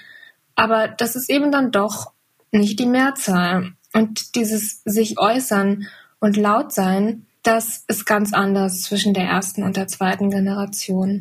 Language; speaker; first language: German; native; German